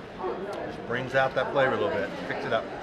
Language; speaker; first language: English; native; English